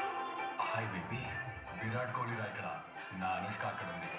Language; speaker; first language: Telugu; native; Telugu